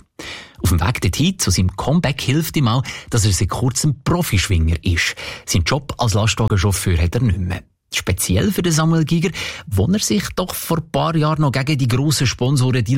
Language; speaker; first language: German; native; German